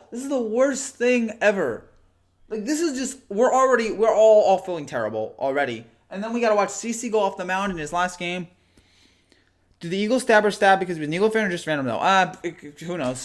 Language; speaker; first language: English; native; English